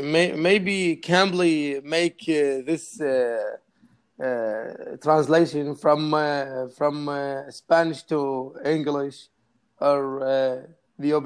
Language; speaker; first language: English; non-native, learner; Arabic